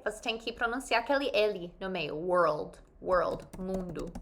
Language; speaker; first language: Portuguese; non-native, fluent; English